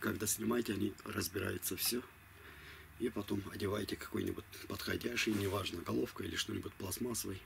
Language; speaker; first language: Russian; non-native, fluent; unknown